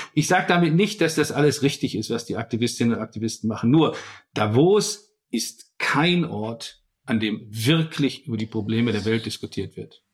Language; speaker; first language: German; native; German